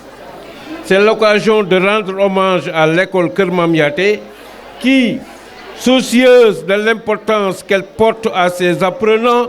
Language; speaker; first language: French; non-native, local second language; Wolof